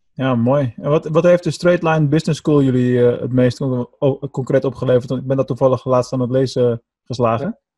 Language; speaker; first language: Dutch; native; Dutch